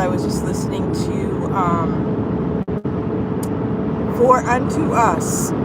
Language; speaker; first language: English; native; English